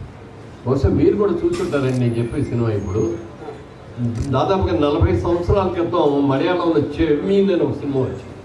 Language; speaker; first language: Telugu; native; Telugu